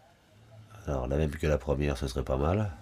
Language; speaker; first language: French; native; French